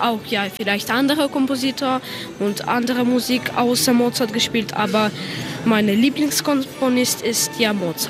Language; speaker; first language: German; non-native, learner; Ukrainian